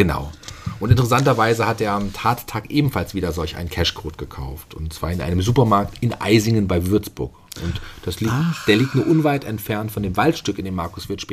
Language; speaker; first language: German; native; German